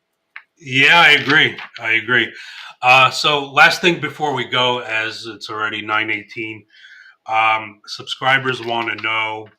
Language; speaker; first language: English; native; English